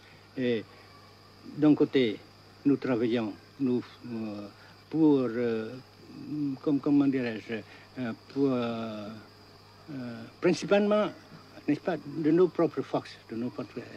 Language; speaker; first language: French; non-native, fluent; Vietnamese